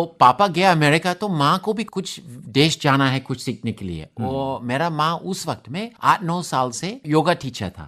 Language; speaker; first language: Hindi; non-native, fluent; English